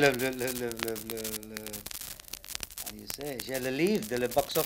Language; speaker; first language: French; non-native, learner; English